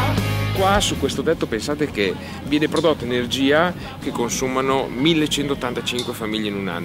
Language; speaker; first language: Italian; native; Italian